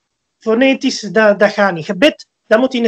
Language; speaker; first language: Dutch; early bilingual, other home language; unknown